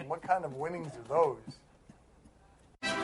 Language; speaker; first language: English; native; English